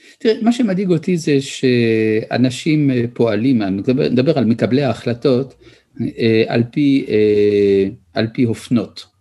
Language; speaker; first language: Hebrew; early bilingual, other home language; French